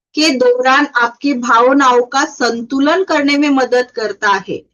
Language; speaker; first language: Hindi; non-native, local second language; Marathi